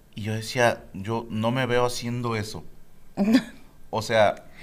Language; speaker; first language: Spanish; native; Spanish